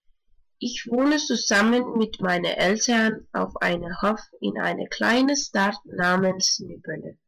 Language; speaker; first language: German; non-native, learner; Danish